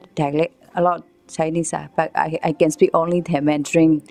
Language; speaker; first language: English; non-native, learner; Burmese